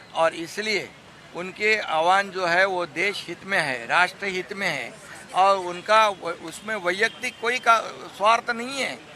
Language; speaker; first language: Hindi; non-native, local second language; Marathi